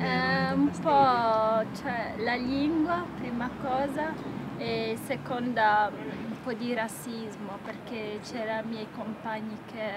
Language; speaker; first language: Italian; early bilingual, other home language; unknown